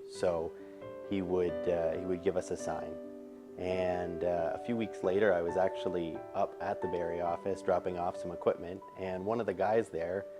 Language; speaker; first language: English; native; English